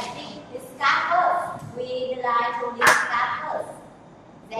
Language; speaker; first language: English; non-native, learner; Vietnamese